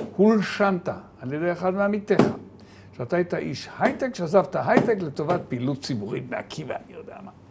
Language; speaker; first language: Hebrew; native; Hebrew